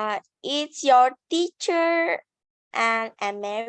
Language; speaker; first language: English; non-native, learner; Indonesian